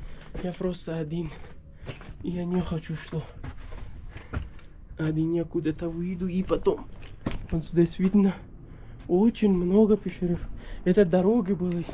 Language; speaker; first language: Russian; non-native, learner; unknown